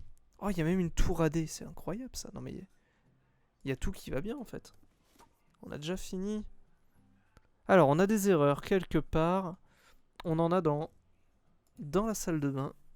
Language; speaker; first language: French; native; French